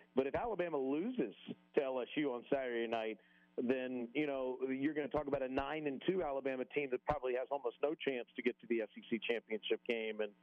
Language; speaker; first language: English; native; English